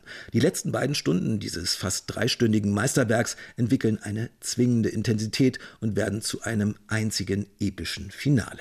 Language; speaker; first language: German; native; German